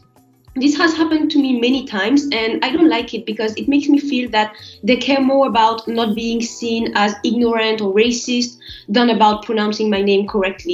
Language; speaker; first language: English; non-native, fluent; French